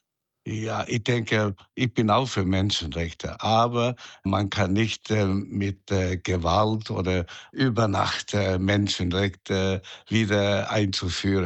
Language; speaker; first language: German; non-native, fluent; Chinese